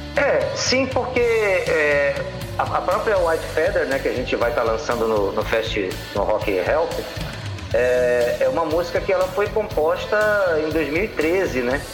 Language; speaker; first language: Portuguese; native; Portuguese